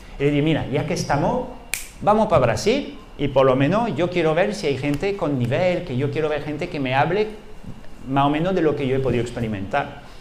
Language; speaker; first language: Spanish; non-native, fluent; French